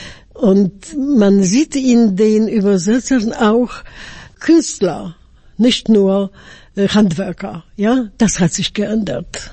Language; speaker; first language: German; non-native, fluent; Polish